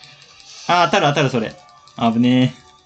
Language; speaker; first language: Japanese; native; Japanese